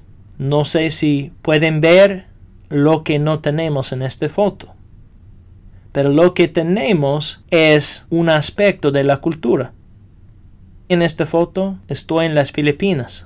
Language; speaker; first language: Spanish; non-native, fluent; English